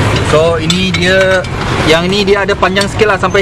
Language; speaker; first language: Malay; non-native, local second language; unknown